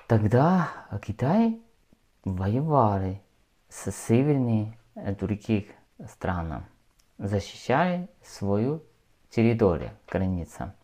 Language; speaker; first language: Russian; non-native, learner; Chinese